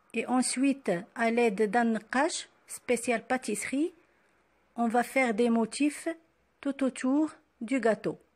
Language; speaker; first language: French; non-native, local second language; Arabic